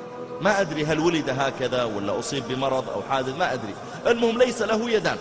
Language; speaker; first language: Arabic; native; Arabic